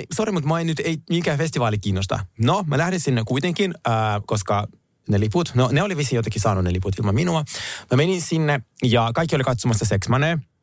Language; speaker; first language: Finnish; early bilingual, other home language; Russian